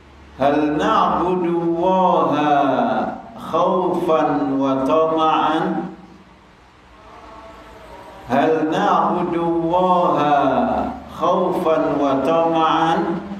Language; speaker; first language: Arabic; non-native, fluent; Indonesian